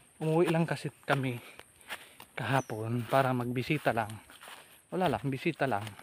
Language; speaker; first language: Filipino; non-native, local second language; Bikol